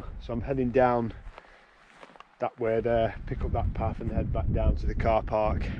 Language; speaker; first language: English; native; English